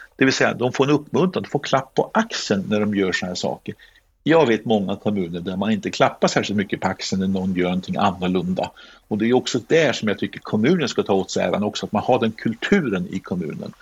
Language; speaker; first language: Swedish; native; Swedish